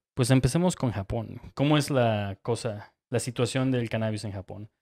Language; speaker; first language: Spanish; native; Spanish